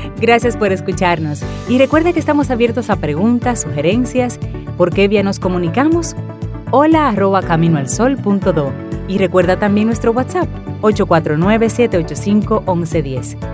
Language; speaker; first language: Spanish; native; Spanish